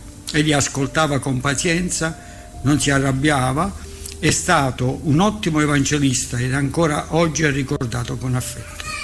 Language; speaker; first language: Italian; native; Italian